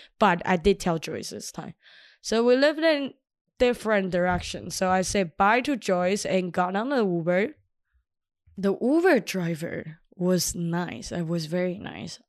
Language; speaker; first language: English; non-native, fluent; Chinese